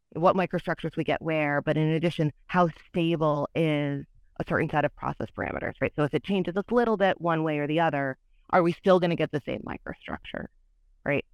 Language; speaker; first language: English; native; English